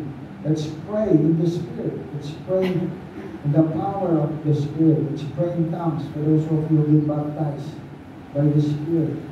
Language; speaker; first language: English; non-native, local second language; Filipino